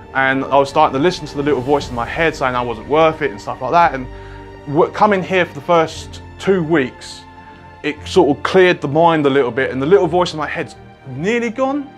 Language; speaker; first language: English; native; English